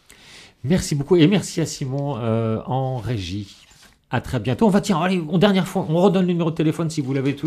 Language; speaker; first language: French; native; French